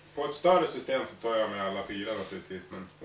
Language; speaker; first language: Swedish; native; Swedish